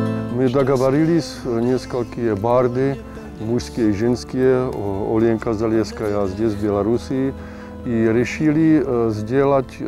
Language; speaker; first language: Russian; non-native, fluent; Czech